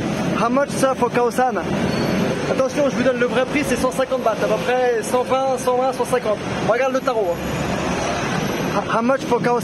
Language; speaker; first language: French; native; French